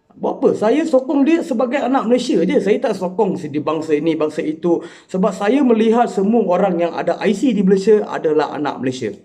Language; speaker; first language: Malay; non-native, local second language; Tamil